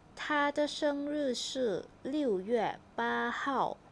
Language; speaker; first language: Chinese; non-native, fluent; Thai